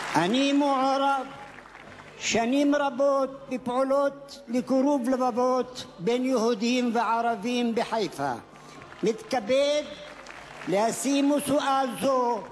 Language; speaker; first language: Hebrew; non-native, local second language; Arabic